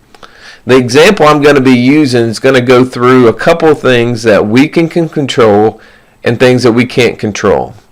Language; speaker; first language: English; native; English